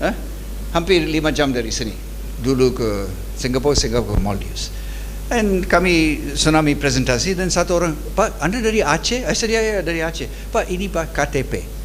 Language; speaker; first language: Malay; non-native, learner; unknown